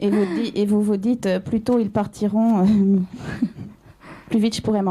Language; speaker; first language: French; native; French